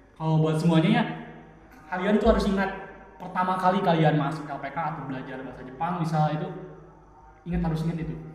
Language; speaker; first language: Indonesian; native; Indonesian